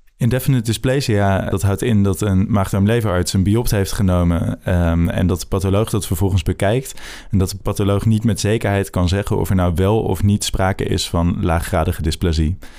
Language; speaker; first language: Dutch; native; Dutch